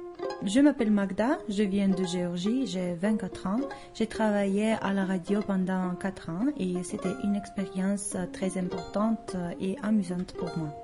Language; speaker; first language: French; non-native, learner; Georgian